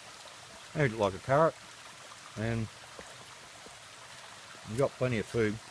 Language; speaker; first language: English; native; English